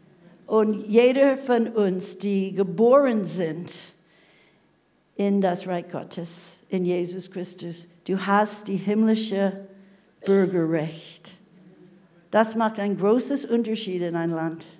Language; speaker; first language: German; non-native, fluent; English